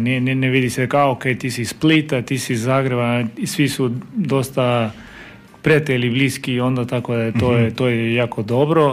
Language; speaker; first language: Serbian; non-native, learner; Spanish